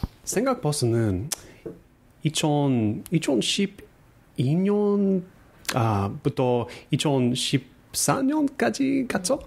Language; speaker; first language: Korean; non-native, fluent; English